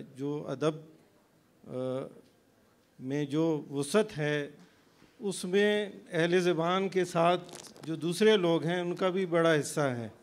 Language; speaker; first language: Urdu; non-native, local second language; Baluchi